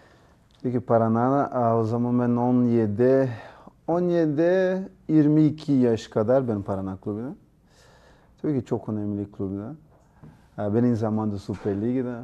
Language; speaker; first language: Turkish; non-native, learner; Portuguese